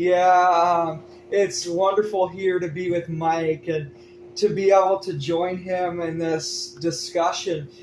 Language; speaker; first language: English; native; English